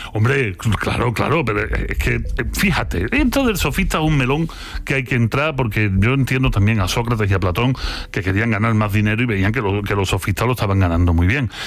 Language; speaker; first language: Spanish; native; Spanish